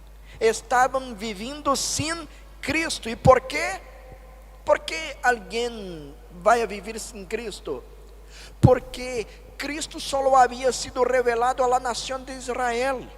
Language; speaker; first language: Spanish; non-native, fluent; Portuguese